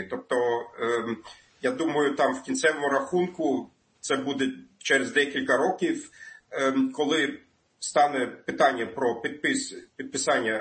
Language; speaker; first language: Ukrainian; non-native, fluent; German